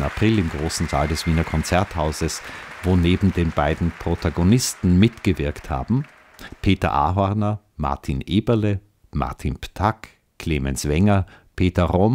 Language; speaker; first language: German; native; German